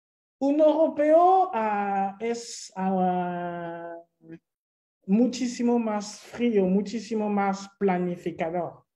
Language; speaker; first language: Spanish; non-native, fluent; French